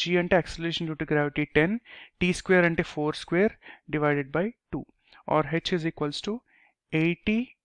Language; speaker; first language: English; non-native, local second language; Telugu